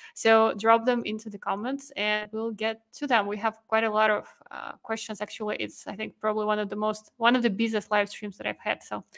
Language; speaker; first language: English; non-native, fluent; Russian